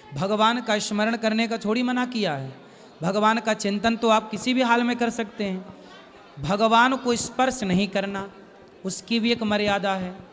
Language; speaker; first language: Hindi; native; Hindi